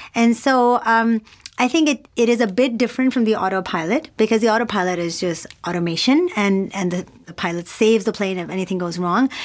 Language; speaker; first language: English; non-native, local second language; Urdu